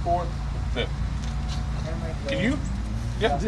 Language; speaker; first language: English; native; English